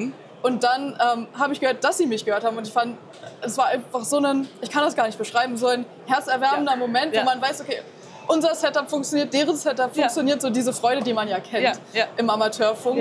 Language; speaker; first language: German; native; German